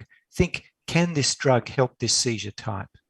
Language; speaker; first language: English; native; English